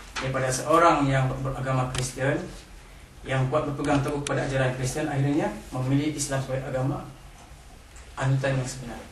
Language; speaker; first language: Malay; non-native, local second language; Central Dusun